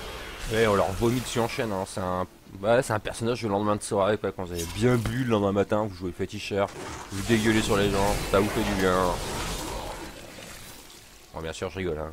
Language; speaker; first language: French; native; French